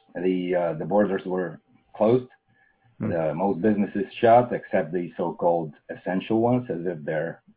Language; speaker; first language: English; non-native, fluent; Russian